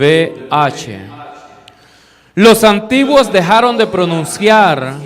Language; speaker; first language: Spanish; native; Spanish